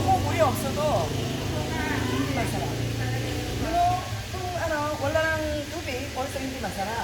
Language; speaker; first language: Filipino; non-native, learner; Korean